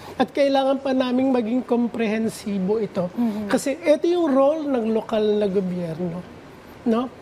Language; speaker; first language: Filipino; native; Filipino